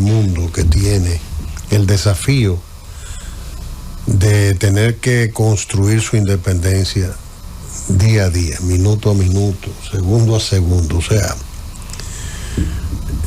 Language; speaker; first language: Spanish; native; Spanish